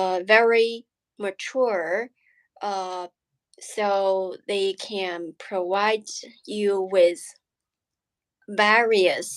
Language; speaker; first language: English; non-native, learner; Chinese